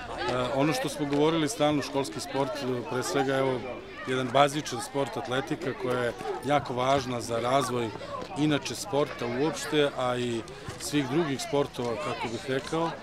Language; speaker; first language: Serbian; native; Serbian